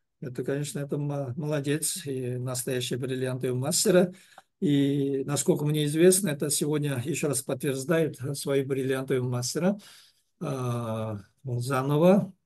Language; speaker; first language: Russian; non-native, learner; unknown